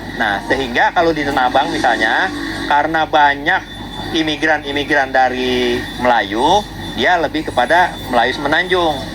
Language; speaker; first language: Indonesian; native; Indonesian